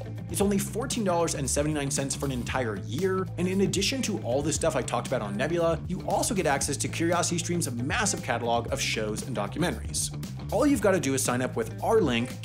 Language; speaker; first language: English; native; English